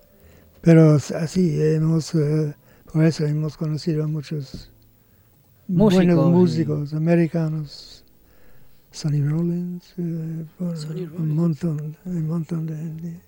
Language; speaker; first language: Spanish; non-native, learner; English